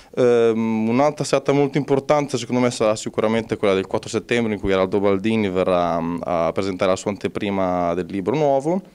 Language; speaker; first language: Italian; native; Italian